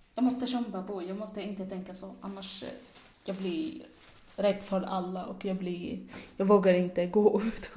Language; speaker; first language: Swedish; non-native, fluent; Arabic